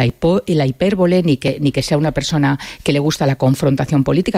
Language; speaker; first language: Spanish; native; Spanish